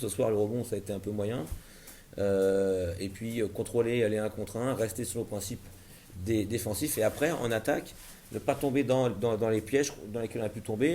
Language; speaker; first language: French; native; French